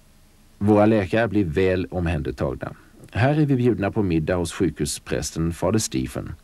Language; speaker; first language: Swedish; native; Swedish